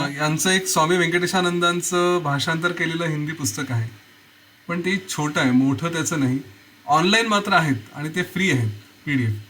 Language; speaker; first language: Marathi; native; Marathi